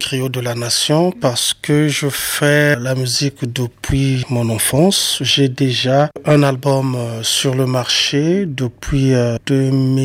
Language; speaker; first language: French; non-native, local second language; Kongo